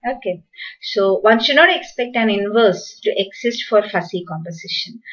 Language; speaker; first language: English; non-native, local second language; Malayalam